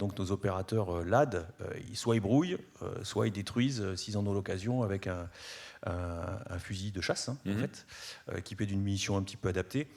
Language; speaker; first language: French; native; French